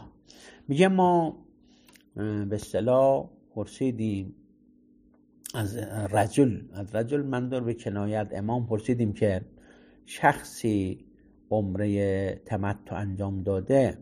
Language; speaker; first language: Persian; native; Persian